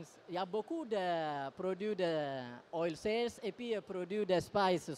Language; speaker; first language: French; non-native, learner; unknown